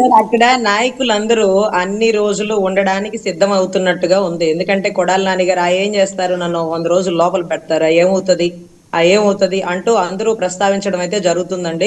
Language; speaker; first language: Telugu; native; Telugu